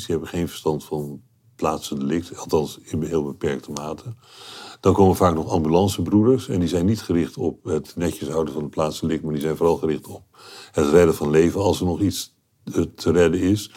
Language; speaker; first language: Dutch; native; Dutch